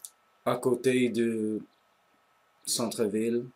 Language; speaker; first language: French; non-native, local second language; English